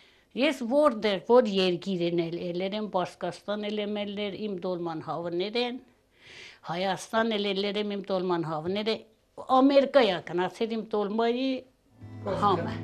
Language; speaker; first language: Armenian; early bilingual, heritage; Armenian